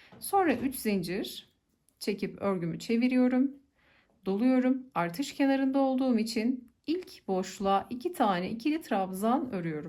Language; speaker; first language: Turkish; native; Turkish